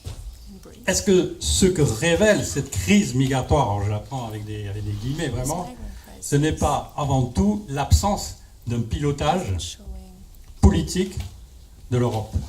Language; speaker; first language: French; native; French